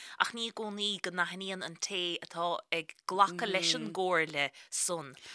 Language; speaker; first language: Irish; native; Irish